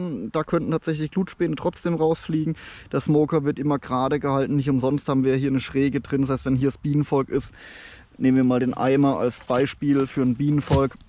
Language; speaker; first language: German; native; German